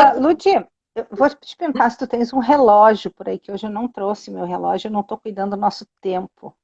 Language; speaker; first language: Portuguese; native; Portuguese